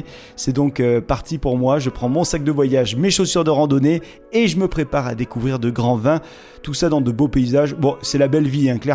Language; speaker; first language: French; native; French